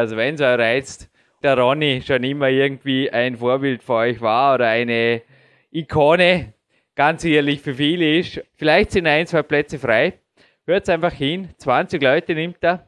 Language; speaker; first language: German; native; German